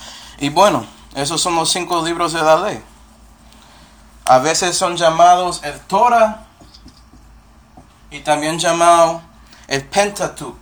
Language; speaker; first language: Spanish; non-native, fluent; English